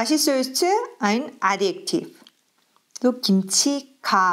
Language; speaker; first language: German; non-native, fluent; Korean